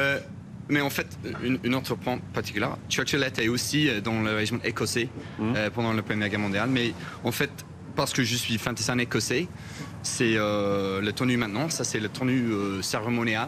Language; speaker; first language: French; non-native, fluent; English